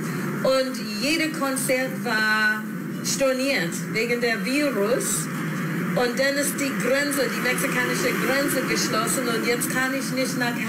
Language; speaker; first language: German; non-native, learner; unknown